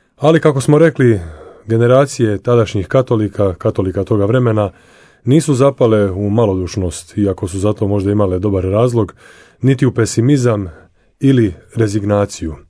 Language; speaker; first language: Croatian; native; Croatian